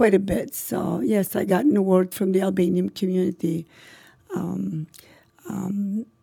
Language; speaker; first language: English; non-native, fluent; Macedonian